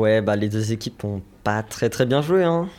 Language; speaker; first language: French; native; French